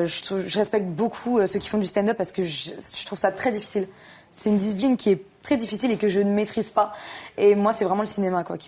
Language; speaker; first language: French; native; French